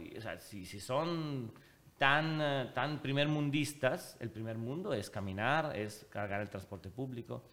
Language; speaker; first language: Spanish; non-native, fluent; Italian